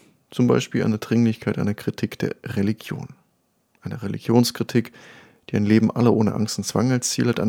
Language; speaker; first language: German; native; German